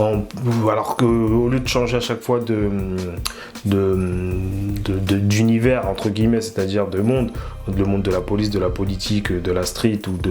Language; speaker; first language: French; native; French